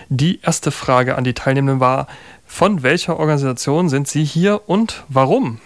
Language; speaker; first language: German; native; German